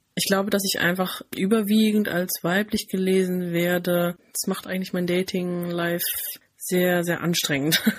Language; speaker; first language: German; native; German